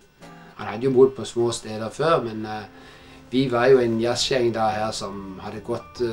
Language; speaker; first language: Norwegian; native; Norwegian